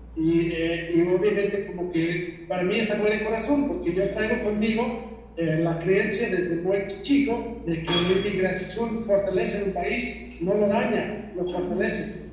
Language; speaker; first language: Spanish; non-native, fluent; English